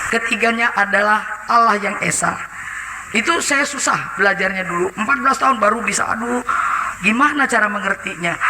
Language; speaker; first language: Indonesian; native; Indonesian